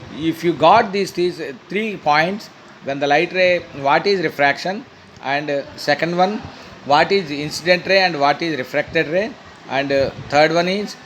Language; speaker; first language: English; non-native, local second language; Telugu